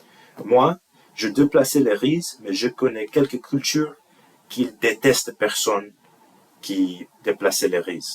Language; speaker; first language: French; non-native, learner; English